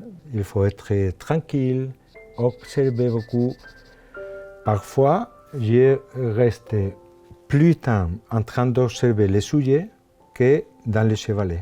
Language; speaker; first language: French; non-native, fluent; Spanish